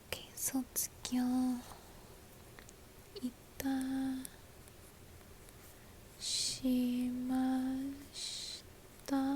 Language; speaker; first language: Japanese; non-native, learner; English